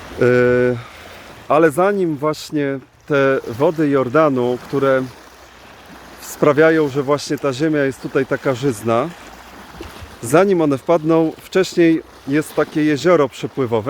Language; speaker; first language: Polish; native; Polish